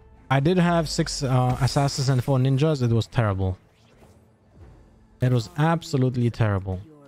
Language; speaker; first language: English; non-native, fluent; Polish